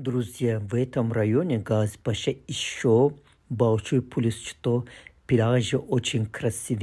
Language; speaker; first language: Russian; non-native, fluent; Turkish